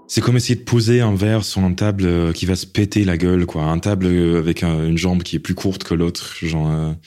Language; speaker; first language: French; non-native, fluent; English